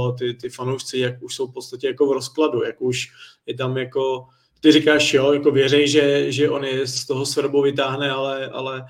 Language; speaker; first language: Czech; native; Czech